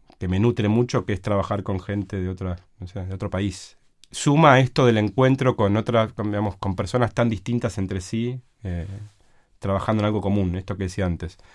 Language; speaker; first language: Spanish; native; Spanish